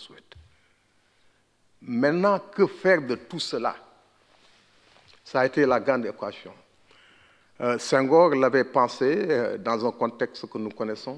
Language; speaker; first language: French; non-native, local second language; Wolof